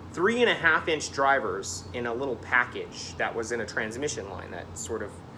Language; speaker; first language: English; native; English